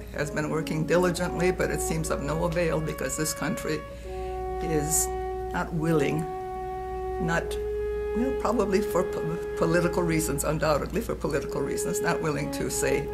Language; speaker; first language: English; native; English